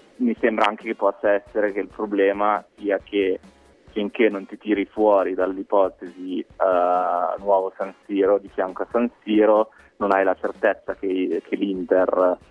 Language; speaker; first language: Italian; native; Italian